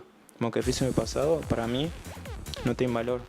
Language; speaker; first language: Portuguese; non-native, learner; Spanish